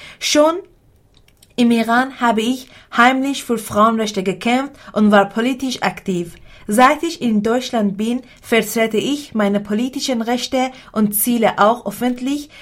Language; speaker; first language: German; non-native, fluent; Persian